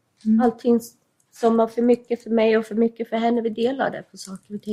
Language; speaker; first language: Swedish; non-native, fluent; English